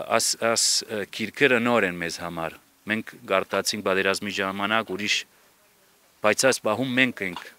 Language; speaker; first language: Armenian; early bilingual, heritage; Armenian